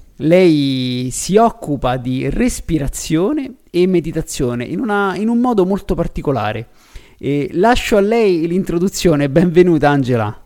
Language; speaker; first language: Italian; native; Italian